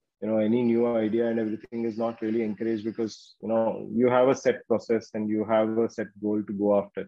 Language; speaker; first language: English; non-native, local second language; Kannada